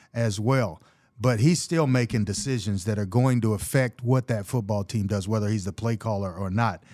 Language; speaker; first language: English; native; English